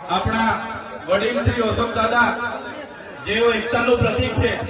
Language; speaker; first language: Gujarati; non-native, local second language; Vasavi